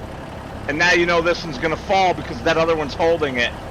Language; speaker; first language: English; native; English